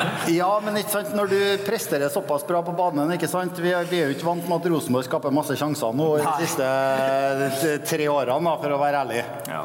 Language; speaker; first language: Norwegian; native; Norwegian